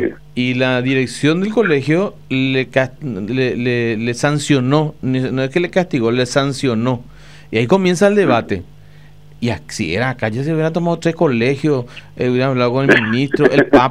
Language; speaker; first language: Spanish; native; Spanish